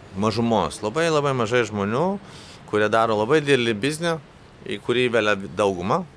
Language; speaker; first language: Lithuanian; native; Lithuanian